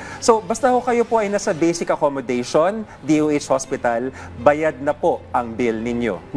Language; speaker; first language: Filipino; native; Filipino